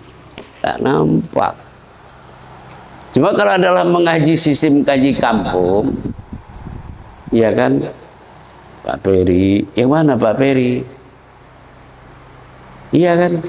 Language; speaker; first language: Indonesian; native; Indonesian